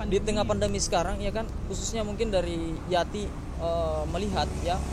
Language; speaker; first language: Indonesian; native; Indonesian